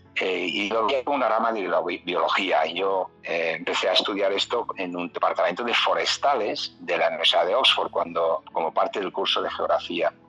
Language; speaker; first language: Spanish; early bilingual, other home language; English